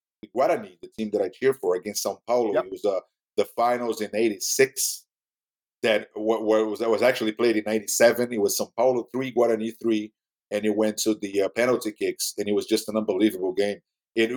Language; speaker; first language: English; non-native, fluent; Portuguese